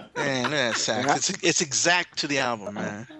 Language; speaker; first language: English; native; English